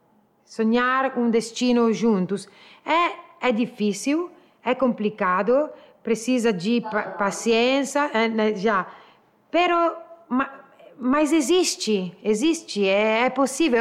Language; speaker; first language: Portuguese; non-native, learner; Italian